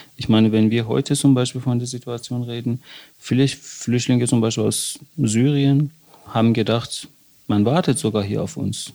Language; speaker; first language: German; non-native, fluent; Persian